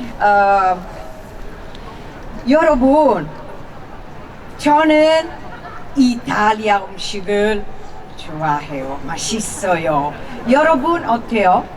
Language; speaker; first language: Korean; non-native, learner; Italian